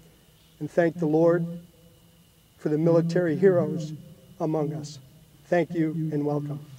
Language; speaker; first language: English; native; English